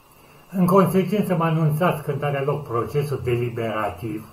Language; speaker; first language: Romanian; native; Romanian